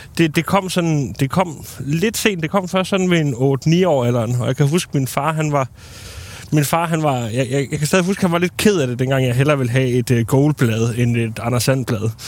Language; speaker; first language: Danish; native; Danish